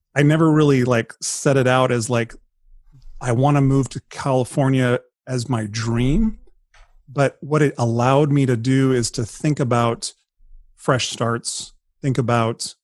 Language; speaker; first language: English; native; English